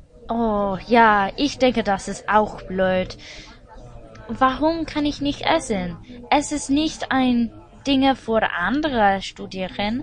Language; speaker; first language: German; non-native, learner; English